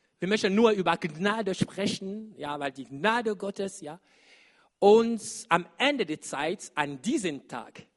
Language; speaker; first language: German; non-native, fluent; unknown